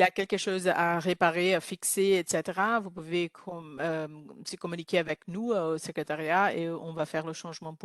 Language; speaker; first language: French; non-native, learner; Portuguese